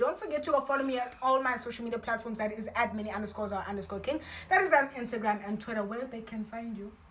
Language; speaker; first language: English; non-native, local second language; Xhosa